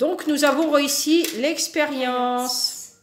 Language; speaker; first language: French; native; French